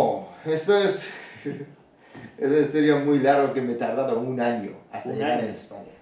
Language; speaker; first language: Spanish; non-native, learner; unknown